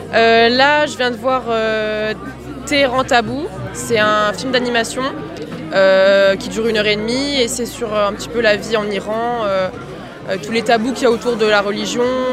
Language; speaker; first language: French; native; French